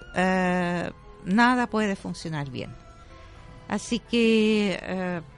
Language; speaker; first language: Spanish; non-native, fluent; German